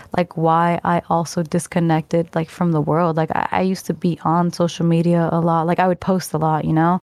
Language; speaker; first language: English; native; English